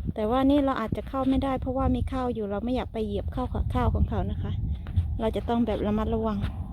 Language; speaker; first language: Thai; native; Thai